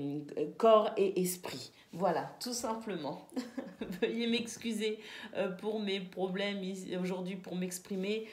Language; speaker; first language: French; native; French